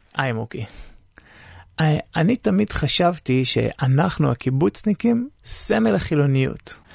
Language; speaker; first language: Hebrew; native; Hebrew